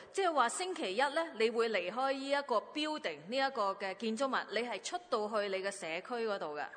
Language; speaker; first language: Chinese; non-native, local second language; Cantonese